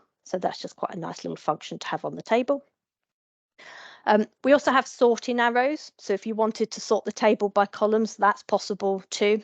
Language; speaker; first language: English; native; English